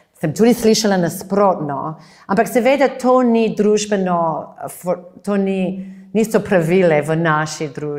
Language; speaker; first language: Slovenian; non-native, fluent; English